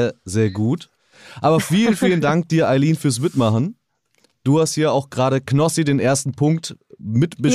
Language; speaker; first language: German; native; German